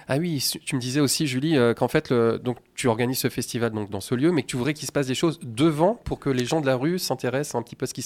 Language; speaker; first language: French; native; French